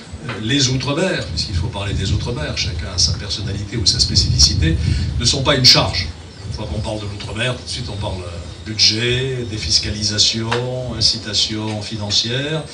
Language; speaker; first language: French; native; French